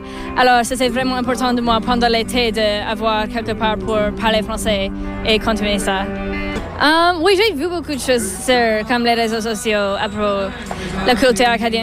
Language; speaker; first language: French; non-native, local second language; English